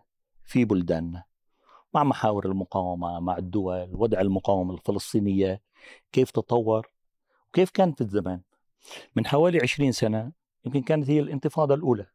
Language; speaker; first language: Arabic; native; Arabic